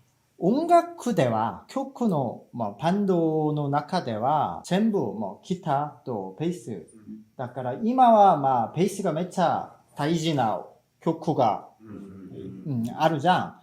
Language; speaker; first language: Japanese; non-native, fluent; Korean